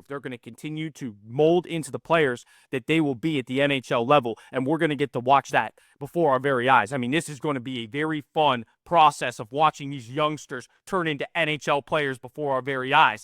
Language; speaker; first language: English; native; English